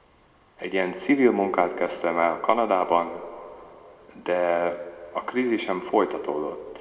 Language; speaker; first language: Hungarian; early bilingual, heritage; Hungarian